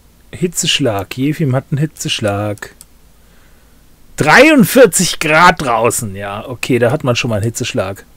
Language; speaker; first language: German; native; German